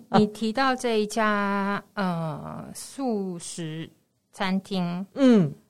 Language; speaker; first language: Chinese; native; Chinese